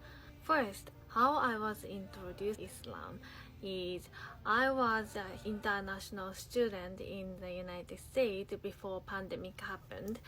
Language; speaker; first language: English; non-native, fluent; Japanese